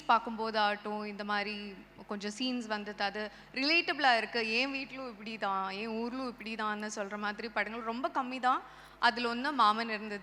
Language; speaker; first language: Tamil; non-native, local second language; Malayalam